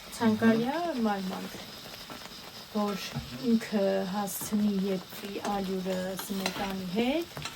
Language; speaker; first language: Armenian; native; Armenian